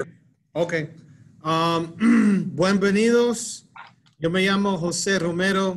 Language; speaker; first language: Spanish; early bilingual, heritage; Spanish